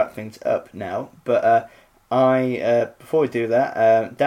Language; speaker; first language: English; native; English